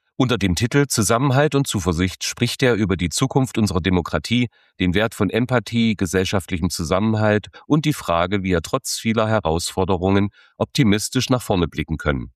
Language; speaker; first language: German; native; German